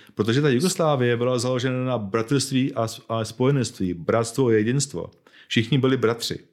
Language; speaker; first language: Czech; native; Czech